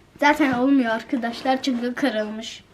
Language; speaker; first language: Turkish; early bilingual, heritage; Turkish